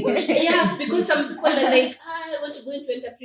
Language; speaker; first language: English; native; English